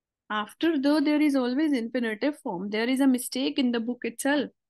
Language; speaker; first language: English; non-native, local second language; Hindi